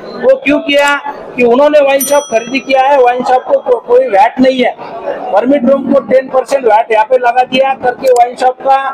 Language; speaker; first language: Hindi; non-native, local second language; Marathi